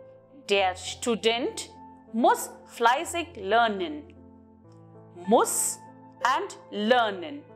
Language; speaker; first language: German; non-native, fluent; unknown